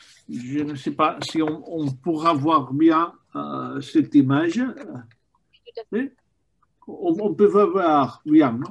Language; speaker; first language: French; non-native, learner; Spanish